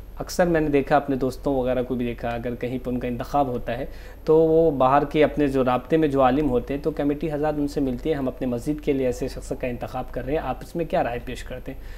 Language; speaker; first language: Urdu; native; Urdu